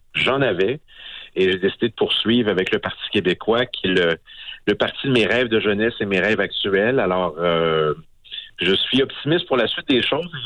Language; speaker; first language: French; native; French